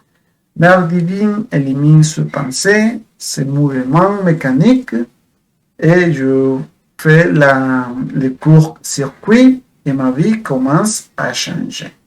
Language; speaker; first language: French; non-native, fluent; Spanish